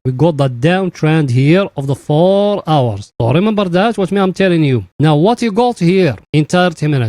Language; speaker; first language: English; non-native, fluent; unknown